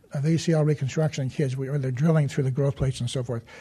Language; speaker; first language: English; native; English